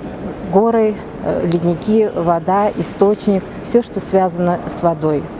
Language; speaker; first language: Russian; non-native, local second language; Tajik